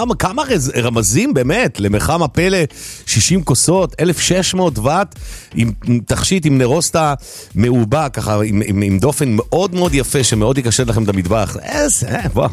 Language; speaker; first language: Hebrew; native; Hebrew